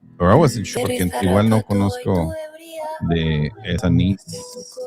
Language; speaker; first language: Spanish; early bilingual, heritage; Spanish